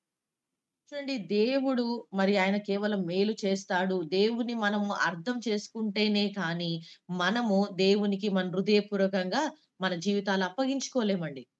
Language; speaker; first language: Telugu; native; Telugu